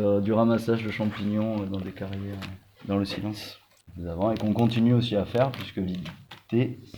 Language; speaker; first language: French; native; French